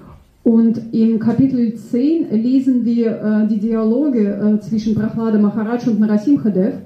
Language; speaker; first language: German; non-native, fluent; Russian